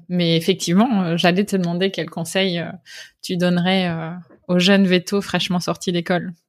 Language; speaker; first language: French; native; French